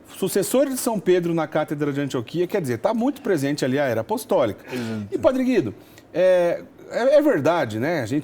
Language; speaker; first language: Portuguese; native; Portuguese